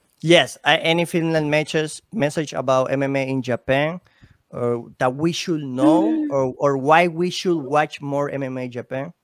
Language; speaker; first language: English; non-native, learner; Spanish